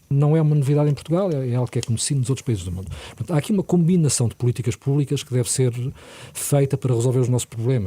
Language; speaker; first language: Portuguese; native; Portuguese